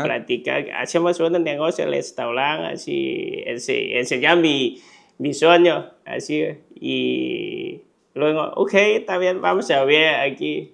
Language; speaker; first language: Spanish; non-native, learner; Chinese